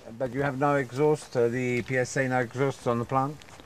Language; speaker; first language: English; non-native, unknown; Italian